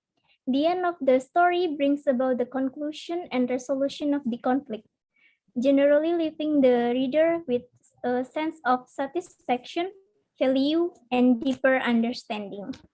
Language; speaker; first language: English; non-native, learner; Indonesian